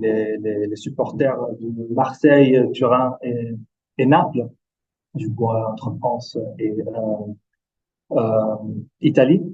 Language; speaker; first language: French; non-native, fluent; Italian